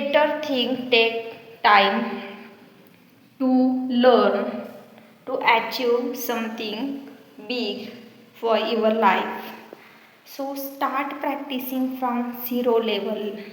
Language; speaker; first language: English; non-native, learner; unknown